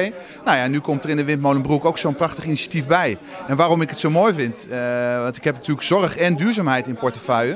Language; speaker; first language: Dutch; native; Dutch